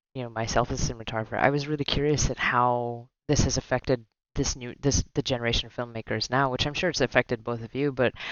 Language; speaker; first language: English; non-native, local second language; Filipino